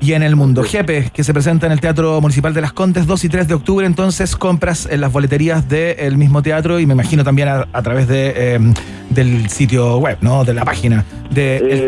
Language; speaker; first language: Spanish; native; Spanish